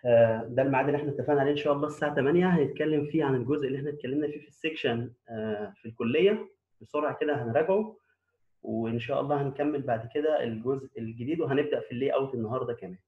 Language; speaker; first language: Arabic; native; Arabic